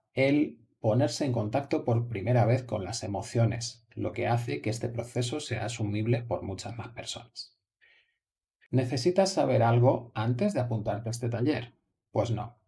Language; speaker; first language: Spanish; native; Spanish